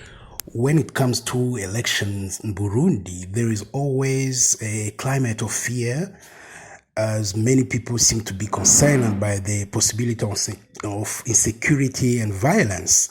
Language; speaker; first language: English; non-native, fluent; Rundi